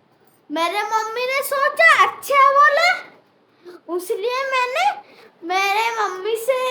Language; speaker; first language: Hindi; non-native, local second language; Odia